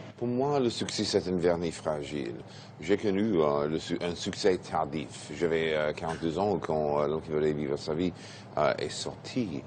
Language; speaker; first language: French; non-native, fluent; English